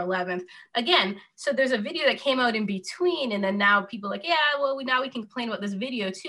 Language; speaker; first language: English; native; English